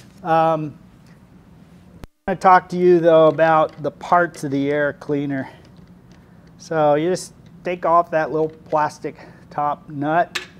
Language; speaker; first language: English; native; English